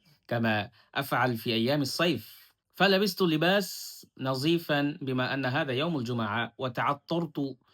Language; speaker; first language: Arabic; non-native, fluent; Bangla